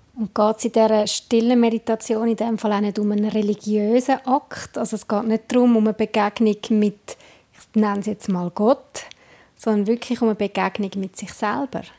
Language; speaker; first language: German; native; German